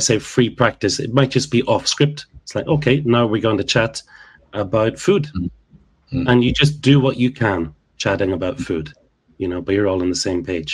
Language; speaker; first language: English; native; English